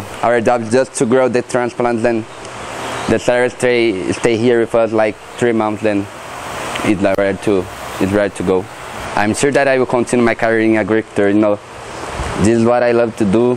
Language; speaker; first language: English; non-native, learner; Portuguese